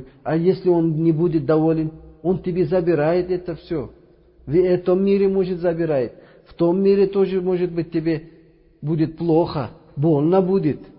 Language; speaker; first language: Russian; non-native, learner; Uzbek